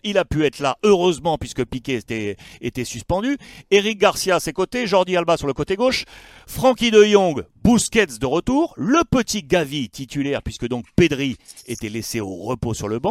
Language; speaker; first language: French; native; French